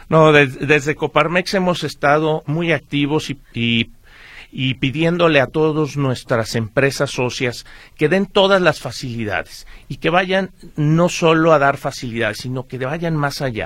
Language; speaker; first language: Spanish; native; Spanish